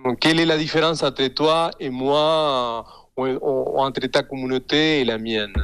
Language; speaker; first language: French; non-native, fluent; Spanish